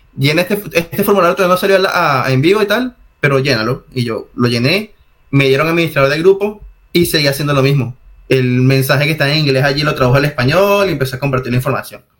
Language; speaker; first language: Spanish; native; Spanish